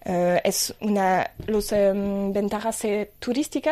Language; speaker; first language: Spanish; non-native, fluent; French